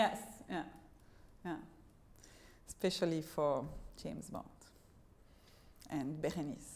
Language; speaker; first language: English; non-native, fluent; French